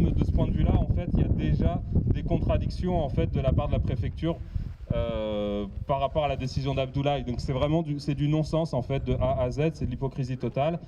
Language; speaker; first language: French; native; French